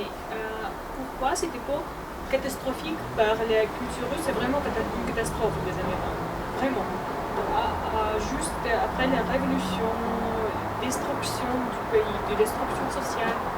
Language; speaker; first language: French; non-native, fluent; Russian